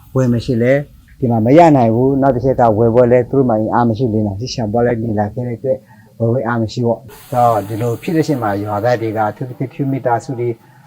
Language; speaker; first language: Burmese; non-native, local second language; S'gaw Karen